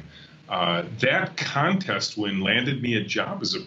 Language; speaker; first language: English; native; English